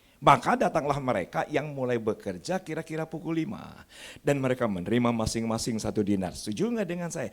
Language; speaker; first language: Indonesian; native; Indonesian